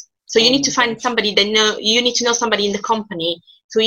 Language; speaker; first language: English; non-native, fluent; Italian